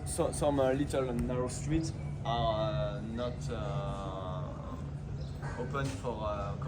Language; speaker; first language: English; non-native, learner; French